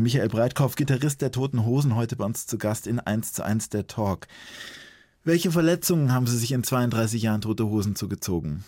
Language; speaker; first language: German; native; German